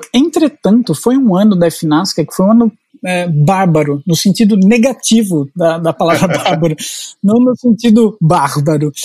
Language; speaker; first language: Portuguese; native; Portuguese